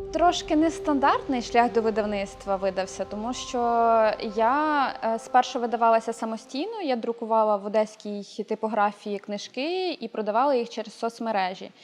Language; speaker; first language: Ukrainian; native; Ukrainian